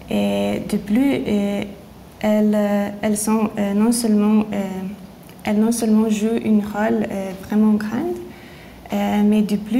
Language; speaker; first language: French; non-native, learner; Lithuanian